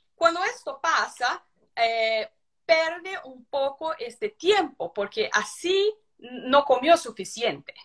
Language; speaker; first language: Spanish; non-native, fluent; Portuguese